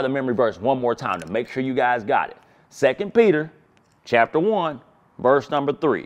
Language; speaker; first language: English; native; English